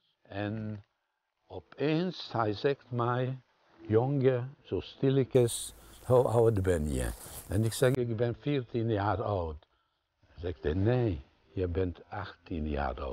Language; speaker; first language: Dutch; non-native, fluent; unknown